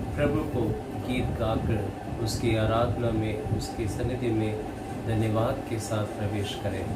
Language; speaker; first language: Hindi; non-native, local second language; Kannada